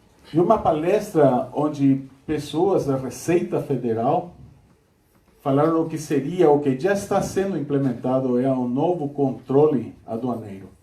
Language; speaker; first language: Portuguese; non-native, fluent; Spanish